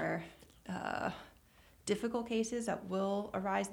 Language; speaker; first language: English; native; English